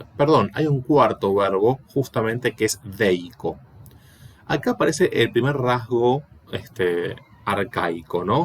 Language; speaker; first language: Spanish; native; Spanish